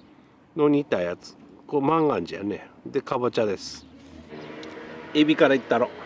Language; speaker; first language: Japanese; native; Japanese